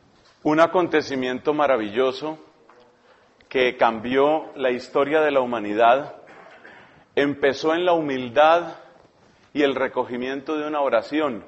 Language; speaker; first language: Spanish; native; Spanish